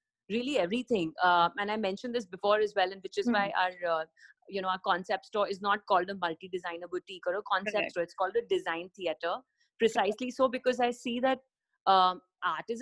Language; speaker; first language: English; non-native, local second language; Hindi